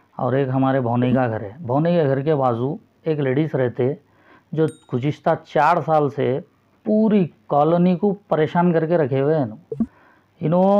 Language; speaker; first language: Hindi; non-native, local second language; Urdu